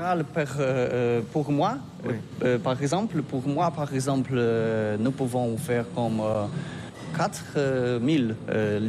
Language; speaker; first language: French; non-native, learner; Polish